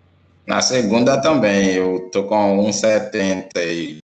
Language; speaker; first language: Portuguese; non-native, fluent; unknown